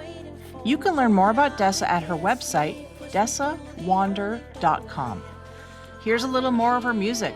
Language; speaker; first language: English; native; English